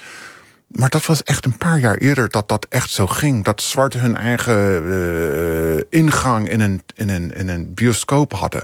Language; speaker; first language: Dutch; non-native, fluent; English